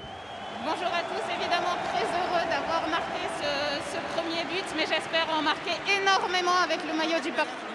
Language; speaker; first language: French; non-native, fluent; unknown